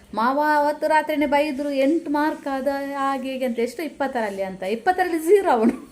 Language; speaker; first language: Kannada; non-native, local second language; Tulu